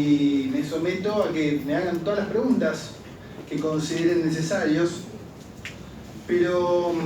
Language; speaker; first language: Spanish; native; Spanish